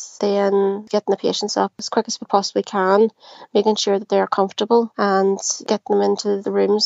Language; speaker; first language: English; native; English